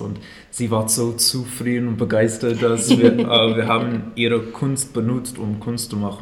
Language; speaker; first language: German; non-native, fluent; English